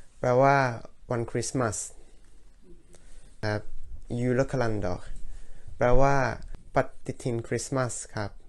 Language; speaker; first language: Thai; early bilingual, heritage; Thai